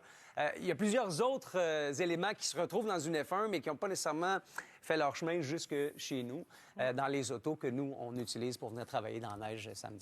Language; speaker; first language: French; native; French